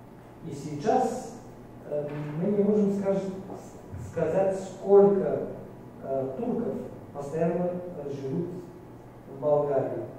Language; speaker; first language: Russian; non-native, fluent; Bulgarian